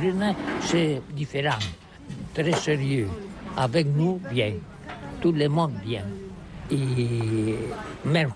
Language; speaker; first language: French; non-native, learner; Catalan